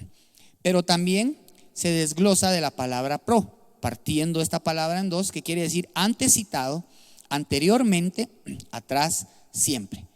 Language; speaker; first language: Spanish; native; Spanish